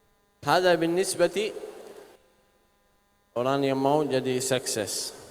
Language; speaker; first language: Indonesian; non-native, learner; Arabic